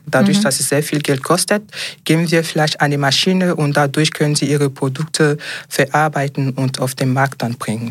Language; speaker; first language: German; non-native, fluent; French